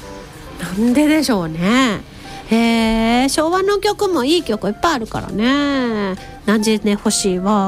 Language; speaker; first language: Japanese; native; Japanese